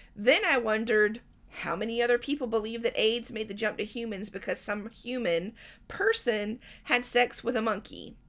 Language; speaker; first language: English; native; English